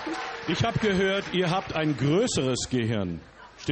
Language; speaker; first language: German; early bilingual, other home language; English